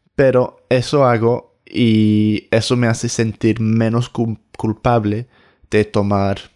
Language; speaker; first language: Spanish; non-native, fluent; English